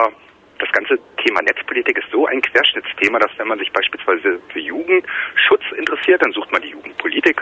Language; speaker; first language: German; native; German